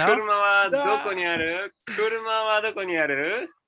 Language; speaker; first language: Japanese; non-native, fluent; English